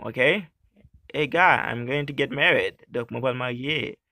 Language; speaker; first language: English; non-native, learner; Haitian Creole